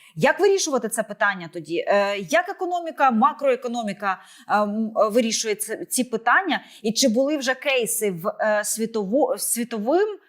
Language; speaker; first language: Ukrainian; native; Ukrainian